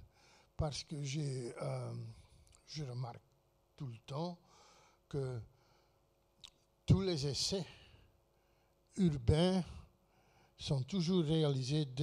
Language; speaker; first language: French; non-native, fluent; Dutch